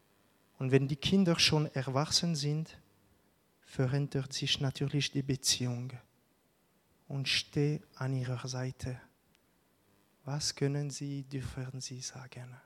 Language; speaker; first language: German; non-native, local second language; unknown